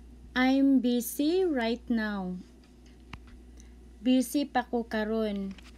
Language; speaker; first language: English; non-native, local second language; Cebuano